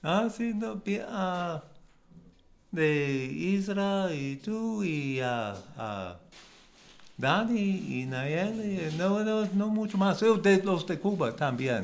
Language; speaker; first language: Spanish; non-native, learner; English